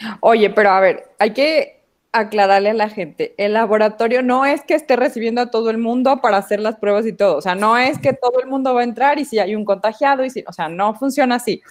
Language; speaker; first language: Spanish; native; Spanish